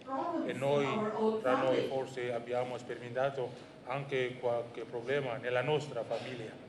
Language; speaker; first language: Italian; non-native, learner; Indonesian